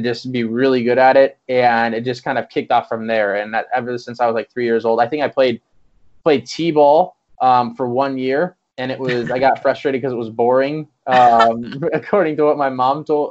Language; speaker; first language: English; native; English